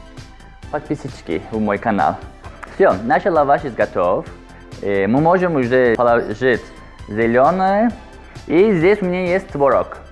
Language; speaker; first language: Russian; non-native, learner; Azerbaijani